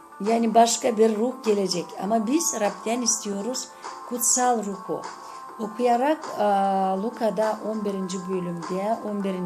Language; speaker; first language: Turkish; non-native, fluent; Gagauz